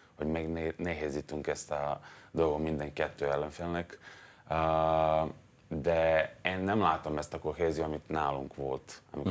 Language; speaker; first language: Hungarian; non-native, learner; Serbian